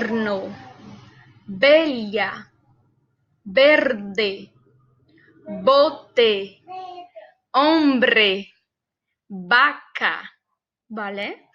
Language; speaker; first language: Spanish; non-native, fluent; Portuguese